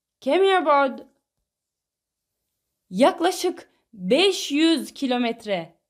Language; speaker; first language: Turkish; non-native, fluent; Arabic